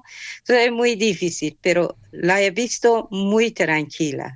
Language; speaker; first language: Spanish; non-native, fluent; Persian